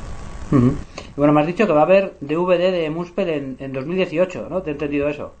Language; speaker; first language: Spanish; native; Spanish